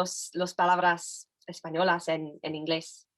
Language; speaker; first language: Spanish; non-native, fluent; English